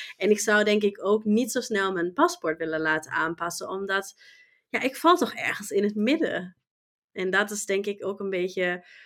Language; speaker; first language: Dutch; non-native, fluent; German